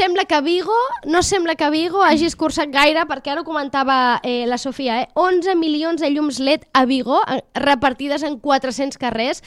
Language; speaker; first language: Catalan; native; Catalan